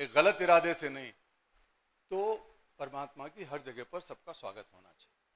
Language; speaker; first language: Hindi; native; Hindi